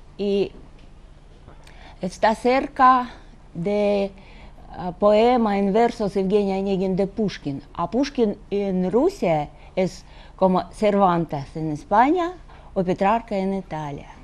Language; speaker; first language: Spanish; non-native, fluent; Russian